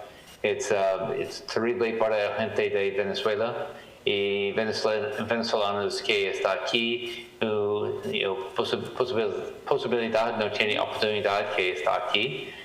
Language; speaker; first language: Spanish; non-native, learner; English